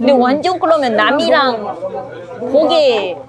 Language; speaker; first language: Korean; non-native, fluent; Japanese